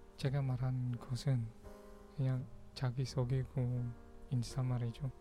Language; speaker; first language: Korean; non-native, fluent; Pangasinan